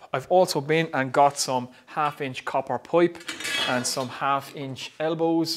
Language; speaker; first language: English; native; English